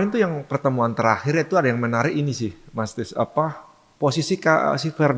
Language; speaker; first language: Indonesian; native; Indonesian